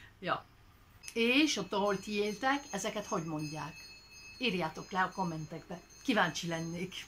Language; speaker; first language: Hungarian; early bilingual, heritage; French